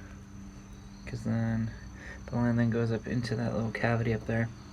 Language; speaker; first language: English; native; English